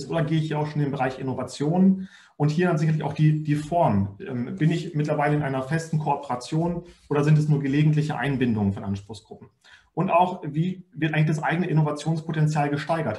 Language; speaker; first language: German; native; German